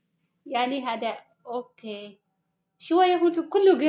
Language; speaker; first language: Arabic; non-native, learner; Oromo